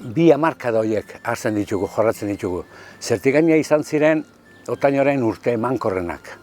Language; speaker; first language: Basque; native; Basque